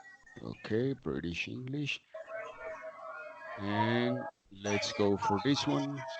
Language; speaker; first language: English; non-native, fluent; Spanish